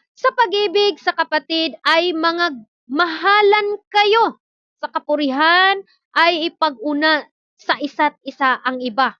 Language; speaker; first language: Filipino; non-native, local second language; Cebuano